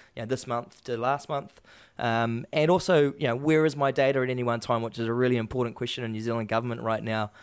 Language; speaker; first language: English; native; English